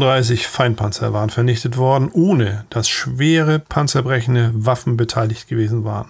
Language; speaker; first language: German; native; German